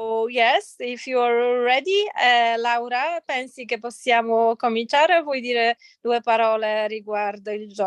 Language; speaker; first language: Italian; non-native, fluent; Polish